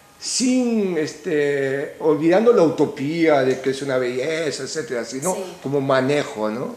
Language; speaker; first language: Spanish; native; Spanish